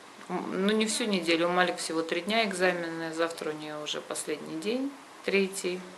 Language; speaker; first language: Russian; native; Russian